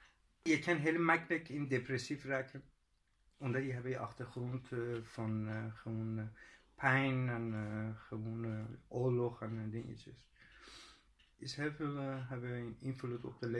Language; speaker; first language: Dutch; non-native, learner; Persian